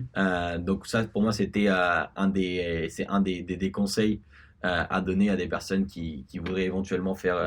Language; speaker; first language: French; early bilingual, other home language; Spanish